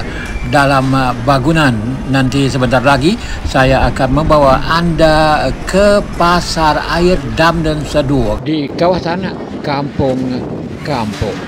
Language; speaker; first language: Malay; native; Malay